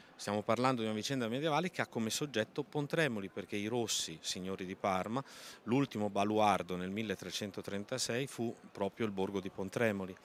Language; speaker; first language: Italian; native; Italian